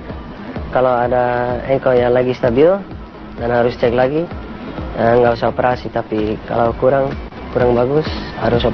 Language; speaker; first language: Indonesian; non-native, learner; Dutch